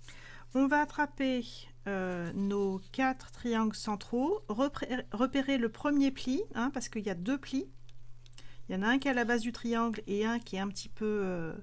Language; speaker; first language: French; native; French